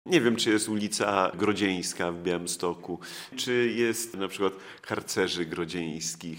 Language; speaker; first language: Polish; native; Polish